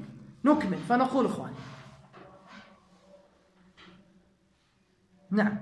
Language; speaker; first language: Arabic; native; Arabic